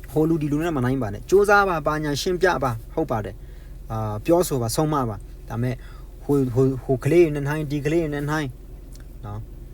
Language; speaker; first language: Burmese; non-native, local second language; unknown